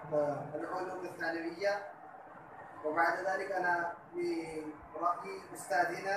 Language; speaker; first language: Arabic; non-native, learner; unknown